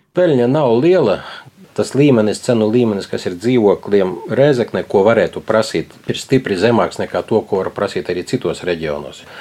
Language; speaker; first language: Latvian; native; Latvian